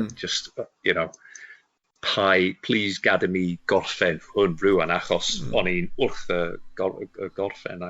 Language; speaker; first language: Welsh; non-native, local second language; English